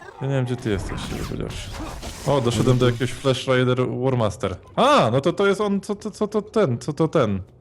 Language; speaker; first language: Polish; native; Polish